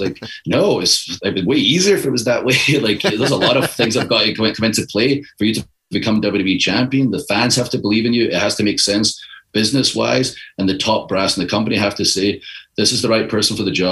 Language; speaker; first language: English; native; English